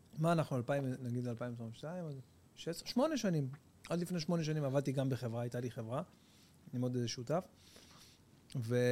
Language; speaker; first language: Hebrew; native; Hebrew